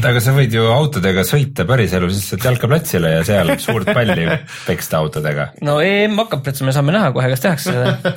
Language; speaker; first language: Estonian; native; Estonian